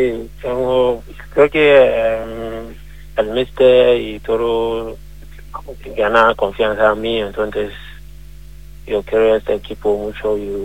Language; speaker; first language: Spanish; non-native, learner; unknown